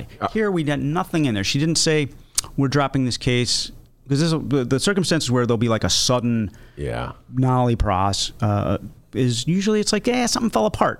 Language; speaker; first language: English; native; English